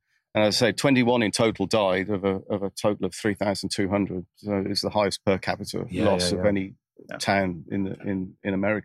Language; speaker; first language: English; native; English